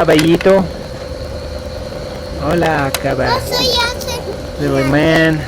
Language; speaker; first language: Spanish; non-native, learner; English